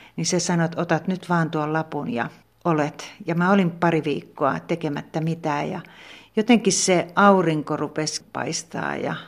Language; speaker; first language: Finnish; native; Finnish